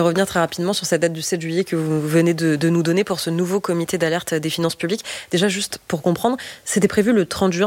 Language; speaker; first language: French; native; French